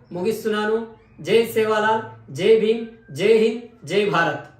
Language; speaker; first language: Telugu; non-native, local second language; Lambadi